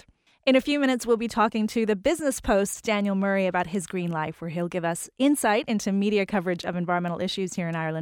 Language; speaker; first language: English; native; English